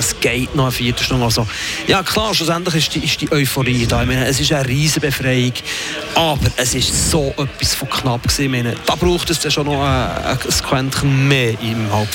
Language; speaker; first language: German; native; German